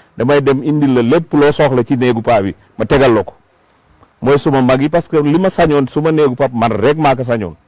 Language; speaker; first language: Wolof; non-native, local second language; Fula